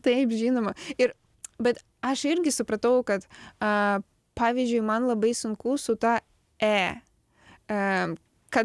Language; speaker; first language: Lithuanian; non-native, learner; Ukrainian